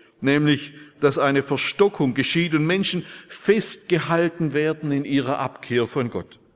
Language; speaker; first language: German; native; German